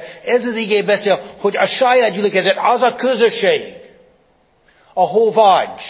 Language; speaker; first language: Hungarian; non-native, fluent; English